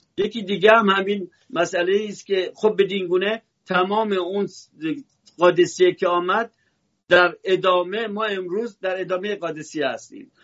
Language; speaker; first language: Persian; native; Persian